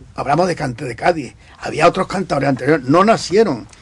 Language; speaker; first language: Spanish; native; Spanish